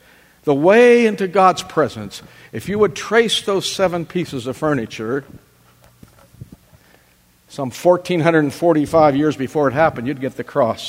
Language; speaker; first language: English; native; English